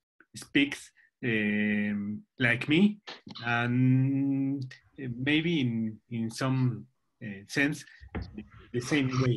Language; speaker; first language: English; non-native, learner; Spanish